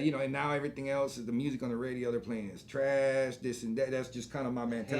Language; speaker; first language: English; native; English